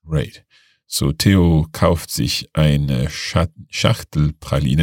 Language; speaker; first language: German; non-native, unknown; English